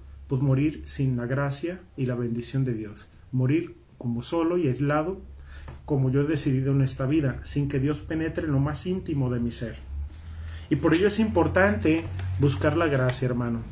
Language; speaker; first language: Spanish; native; Spanish